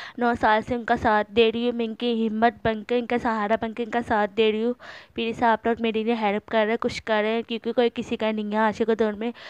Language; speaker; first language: Urdu; native; Urdu